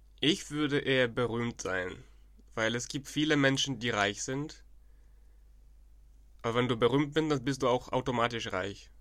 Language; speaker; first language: German; non-native, fluent; Ukrainian